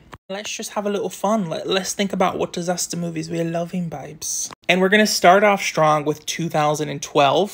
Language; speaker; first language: English; native; English